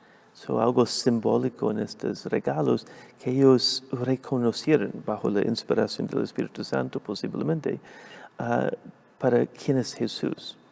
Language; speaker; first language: Spanish; non-native, fluent; English